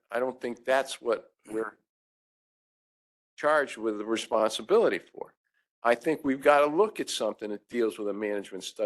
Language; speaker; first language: English; native; English